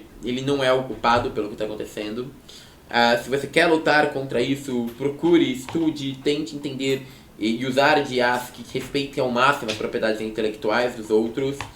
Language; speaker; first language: Portuguese; native; Portuguese